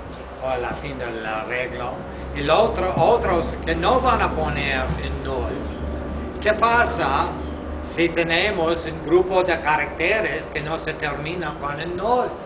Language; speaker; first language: Spanish; non-native, fluent; English